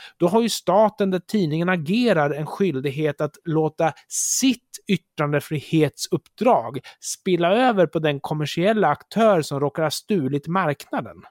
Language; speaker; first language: Swedish; native; Swedish